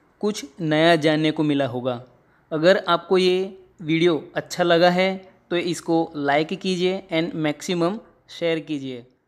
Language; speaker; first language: Hindi; non-native, local second language; Gujarati